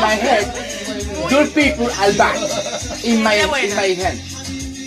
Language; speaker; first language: English; non-native, learner; Spanish